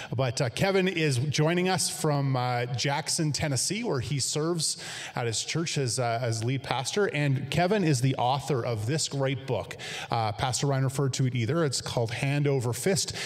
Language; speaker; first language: English; native; English